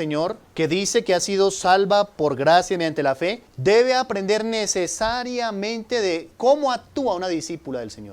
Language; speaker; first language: Spanish; native; Spanish